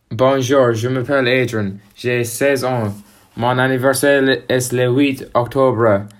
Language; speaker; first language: French; non-native, learner; English